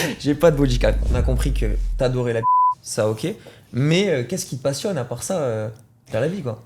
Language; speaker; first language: French; native; French